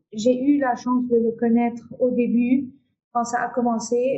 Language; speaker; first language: French; non-native, local second language; Arabic